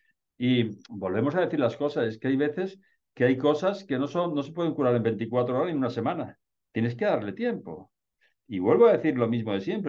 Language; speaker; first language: Spanish; native; Spanish